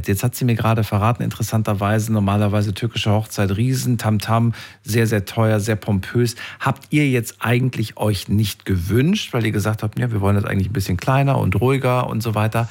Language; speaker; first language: German; native; German